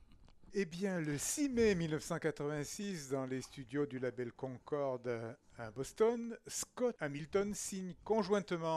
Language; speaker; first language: French; native; French